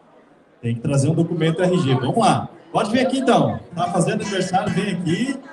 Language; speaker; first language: Portuguese; native; Portuguese